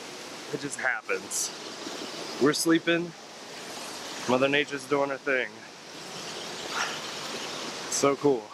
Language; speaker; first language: English; native; English